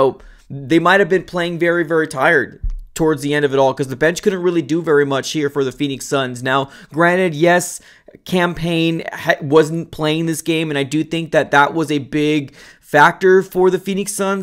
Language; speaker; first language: English; native; English